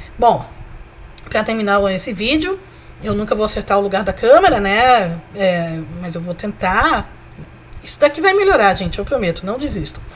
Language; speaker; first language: Portuguese; early bilingual, other home language; Spanish